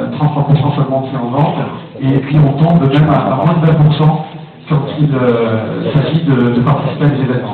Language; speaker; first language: French; native; French